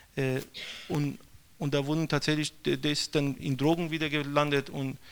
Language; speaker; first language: German; non-native, fluent; Persian